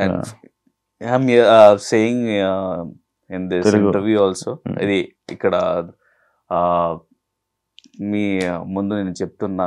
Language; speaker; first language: Telugu; non-native, learner; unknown